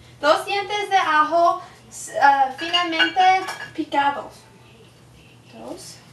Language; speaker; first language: Spanish; non-native, learner; English